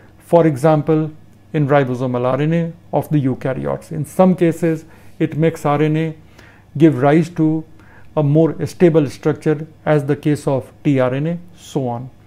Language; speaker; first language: English; non-native, local second language; Hindi